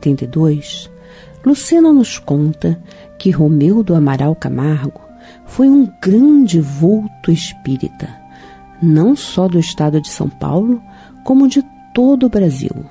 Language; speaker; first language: Portuguese; native; Portuguese